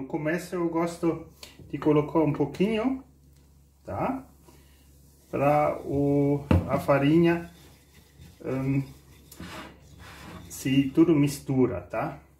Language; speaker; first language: Portuguese; non-native, fluent; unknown